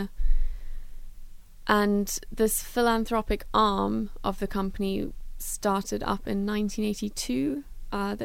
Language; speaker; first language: English; native; English